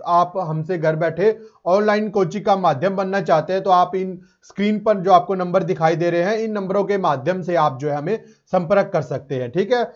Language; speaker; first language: Hindi; non-native, local second language; Punjabi